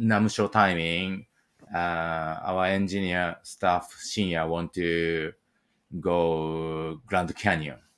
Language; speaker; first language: English; non-native, learner; Japanese